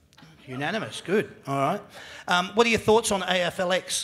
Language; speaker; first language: English; native; English